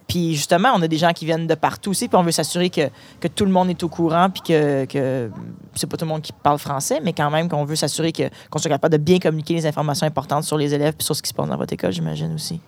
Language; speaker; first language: French; native; French